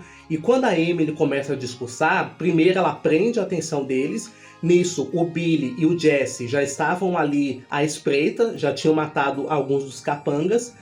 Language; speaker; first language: Portuguese; native; Portuguese